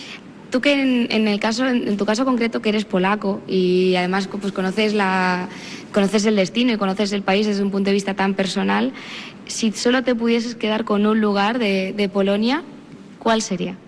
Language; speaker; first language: Spanish; native; Spanish